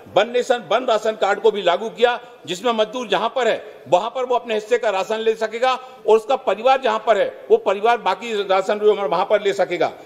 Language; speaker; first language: Hindi; native; Hindi